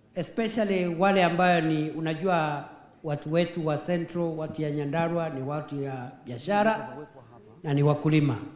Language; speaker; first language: Swahili; non-native, local second language; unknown